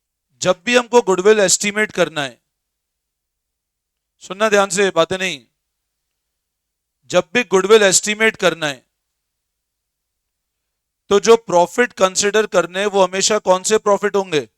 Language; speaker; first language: Hindi; native; Hindi